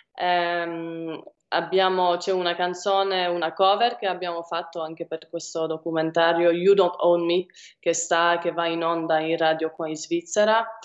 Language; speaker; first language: Italian; native; Italian